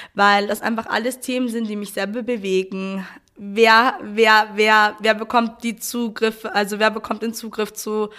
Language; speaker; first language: German; native; German